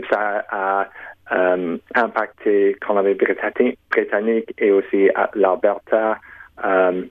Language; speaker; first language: French; non-native, local second language; English